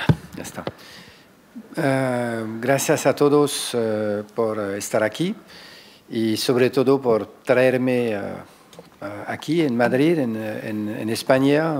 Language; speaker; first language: Spanish; non-native, fluent; French